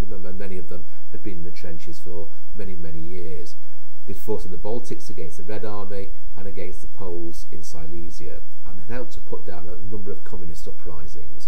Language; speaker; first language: English; native; English